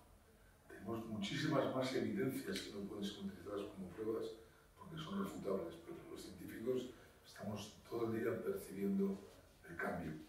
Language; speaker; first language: Spanish; native; Spanish